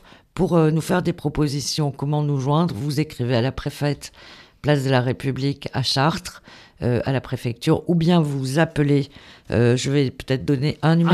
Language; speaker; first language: French; native; French